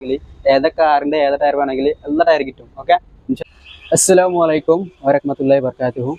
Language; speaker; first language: Malayalam; non-native, local second language; Hindi